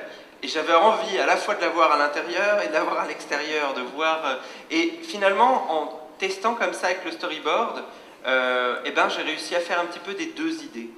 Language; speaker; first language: French; native; French